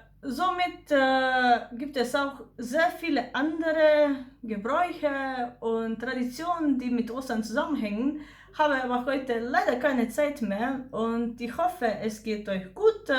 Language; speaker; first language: German; non-native, fluent; Slovenian